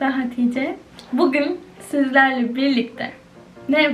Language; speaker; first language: Turkish; native; Turkish